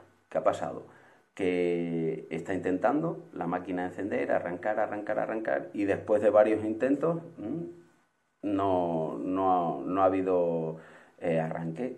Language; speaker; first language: Spanish; native; Spanish